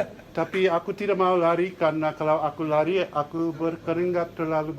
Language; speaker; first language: Indonesian; non-native, learner; English